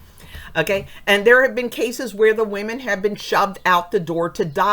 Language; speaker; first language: English; native; English